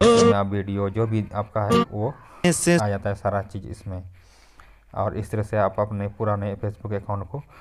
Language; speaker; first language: Hindi; native; Hindi